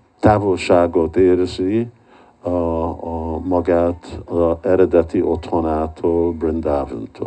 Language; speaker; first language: Hungarian; early bilingual, heritage; Hungarian